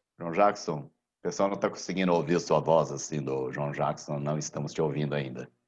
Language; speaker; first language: Portuguese; native; Portuguese